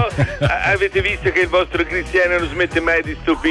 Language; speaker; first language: Italian; native; Italian